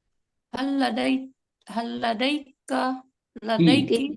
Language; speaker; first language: Arabic; non-native, learner; Indonesian